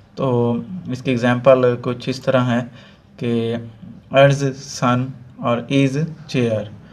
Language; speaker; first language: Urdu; non-native, local second language; Punjabi